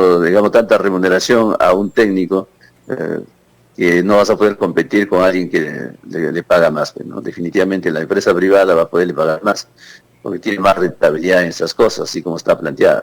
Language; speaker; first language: Spanish; native; Spanish